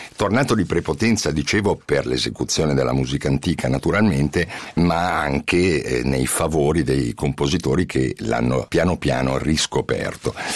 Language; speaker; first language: Italian; native; Italian